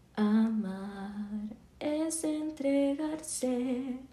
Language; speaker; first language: Spanish; early bilingual, heritage; Spanish